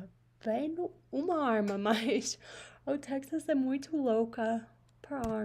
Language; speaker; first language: Portuguese; non-native, learner; English